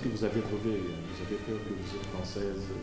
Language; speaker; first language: French; non-native, fluent; Arabic